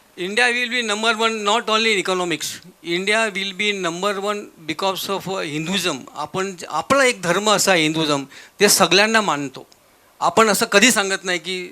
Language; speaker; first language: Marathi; non-native, local second language; Marwari